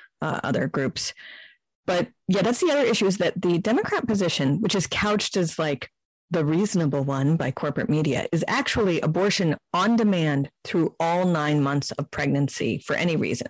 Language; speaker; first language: English; native; English